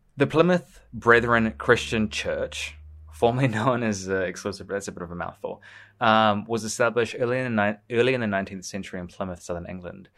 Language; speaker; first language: English; native; English